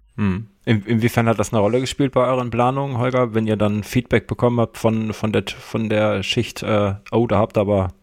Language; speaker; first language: German; native; German